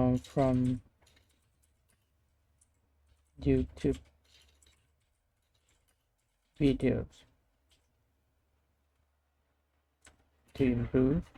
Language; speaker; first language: English; non-native, learner; Vietnamese